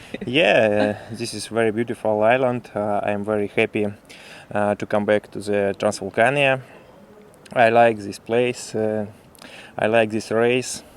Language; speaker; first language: English; non-native, learner; Russian